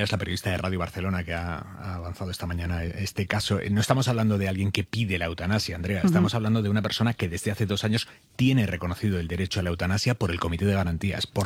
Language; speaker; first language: Spanish; native; Spanish